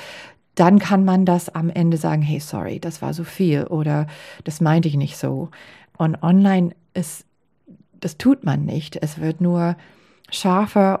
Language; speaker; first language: German; non-native, fluent; English